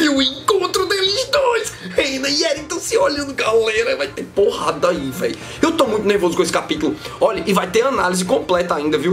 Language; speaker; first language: Portuguese; native; Portuguese